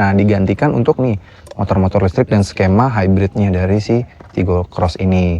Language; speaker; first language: Indonesian; native; Indonesian